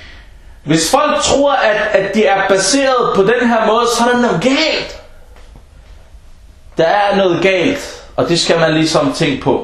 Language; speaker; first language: Danish; early bilingual, other home language; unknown